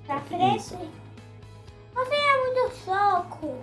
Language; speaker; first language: Portuguese; native; Portuguese